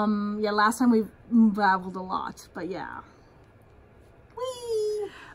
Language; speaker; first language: English; native; English